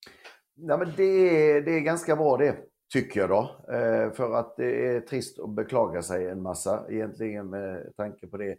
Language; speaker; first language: Swedish; native; Swedish